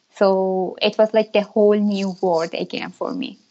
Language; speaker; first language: English; non-native, fluent; Persian